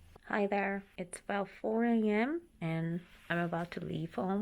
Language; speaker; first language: English; non-native, fluent; Korean